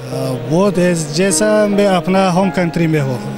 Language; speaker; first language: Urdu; non-native, fluent; Tajik